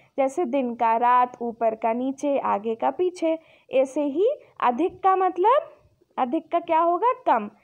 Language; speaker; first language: Hindi; native; Hindi